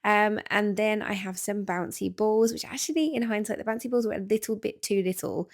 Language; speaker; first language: English; native; English